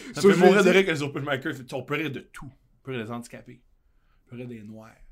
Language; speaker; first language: French; native; French